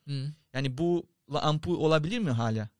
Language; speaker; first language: Turkish; non-native, fluent; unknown